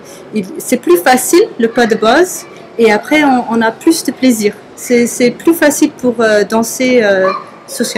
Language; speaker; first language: French; non-native, fluent; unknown